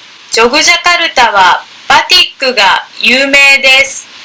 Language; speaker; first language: Japanese; non-native, learner; Indonesian